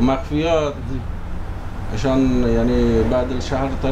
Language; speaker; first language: Arabic; non-native, learner; Persian